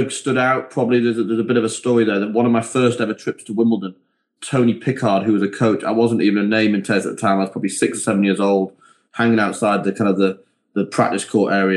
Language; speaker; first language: English; native; English